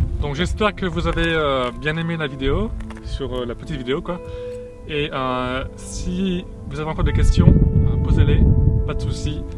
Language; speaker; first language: French; native; French